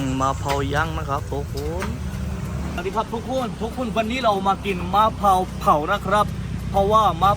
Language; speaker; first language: Thai; non-native, learner; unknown